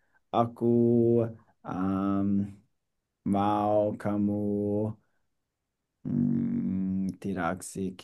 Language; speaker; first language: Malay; non-native, learner; English